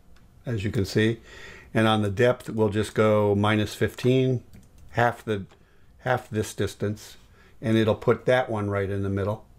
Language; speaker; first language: English; native; English